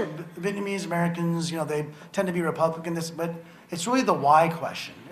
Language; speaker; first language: English; native; English